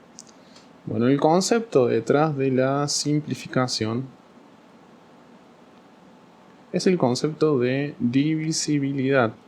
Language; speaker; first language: Spanish; native; Spanish